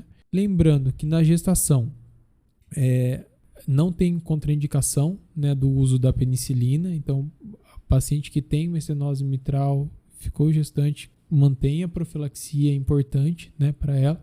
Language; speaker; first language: Portuguese; native; Portuguese